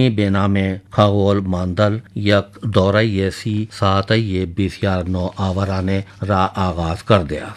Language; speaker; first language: Persian; non-native, fluent; Urdu